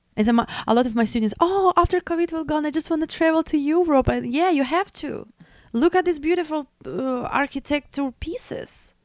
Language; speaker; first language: English; non-native, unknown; Russian